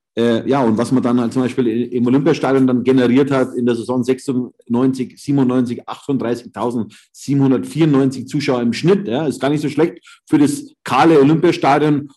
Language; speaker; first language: German; native; German